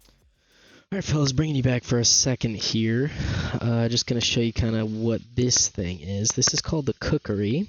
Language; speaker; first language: English; native; English